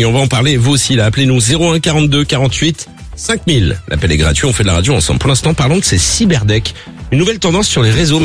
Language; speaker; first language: French; native; French